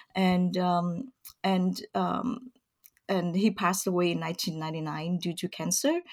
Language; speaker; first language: English; early bilingual, other home language; Vietnamese